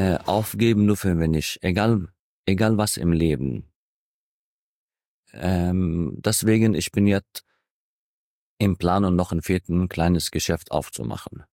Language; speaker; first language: German; non-native, fluent; Arabic